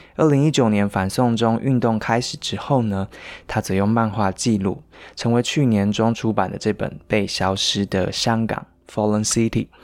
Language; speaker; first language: Chinese; native; Chinese